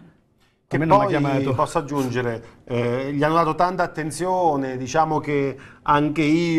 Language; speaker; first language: Italian; native; Italian